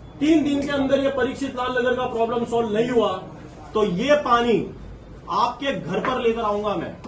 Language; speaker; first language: Hindi; non-native, local second language; Gujarati